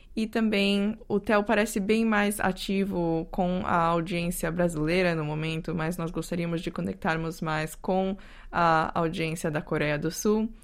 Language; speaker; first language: Portuguese; native; Portuguese